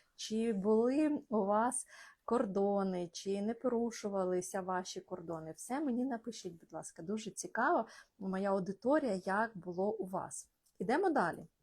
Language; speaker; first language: Ukrainian; non-native, local second language; Russian